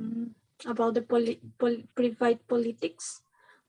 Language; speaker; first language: English; non-native, learner; Spanish